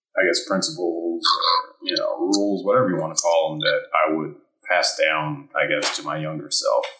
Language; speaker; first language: English; early bilingual, other home language; German